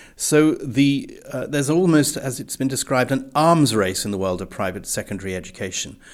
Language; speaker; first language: English; native; English